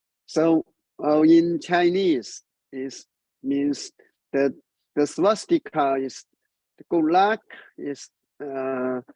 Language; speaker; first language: English; non-native, learner; Chinese